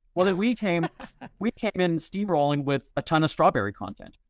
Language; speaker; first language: English; native; English